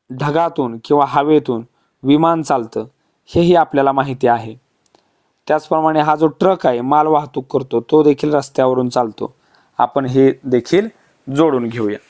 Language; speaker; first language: Marathi; native; Marathi